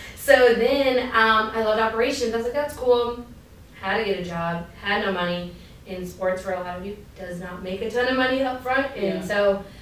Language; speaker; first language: English; native; English